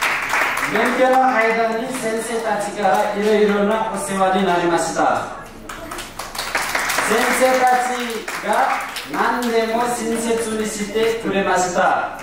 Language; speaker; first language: Japanese; non-native, learner; Nepali